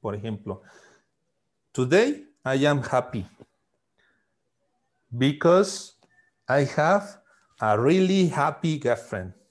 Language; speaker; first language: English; non-native, fluent; Spanish